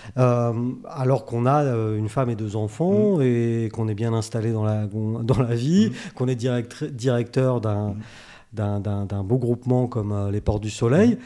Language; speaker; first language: French; native; French